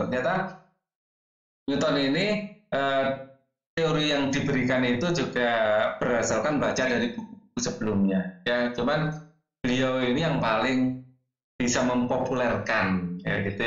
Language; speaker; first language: Indonesian; native; Indonesian